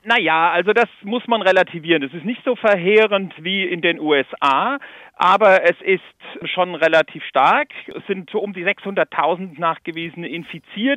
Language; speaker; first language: German; native; German